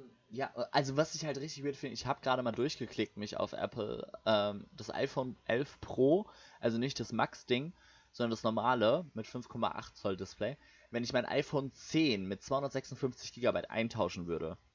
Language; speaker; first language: German; native; German